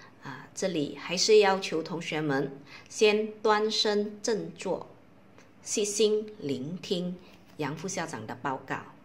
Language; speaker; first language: Chinese; native; Chinese